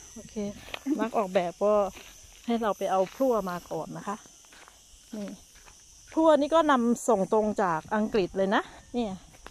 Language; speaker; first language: Thai; native; Thai